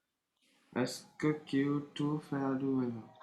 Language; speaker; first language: French; non-native, learner; Sinhala